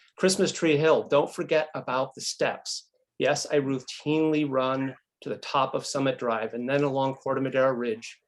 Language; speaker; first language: English; native; English